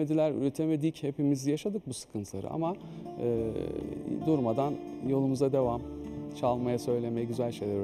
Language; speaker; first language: Turkish; native; Turkish